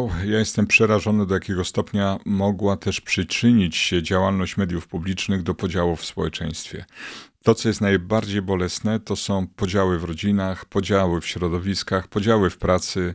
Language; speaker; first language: Polish; native; Polish